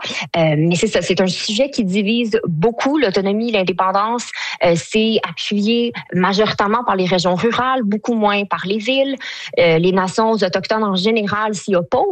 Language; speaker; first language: French; native; French